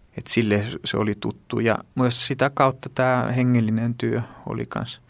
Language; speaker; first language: Finnish; early bilingual, heritage; Greek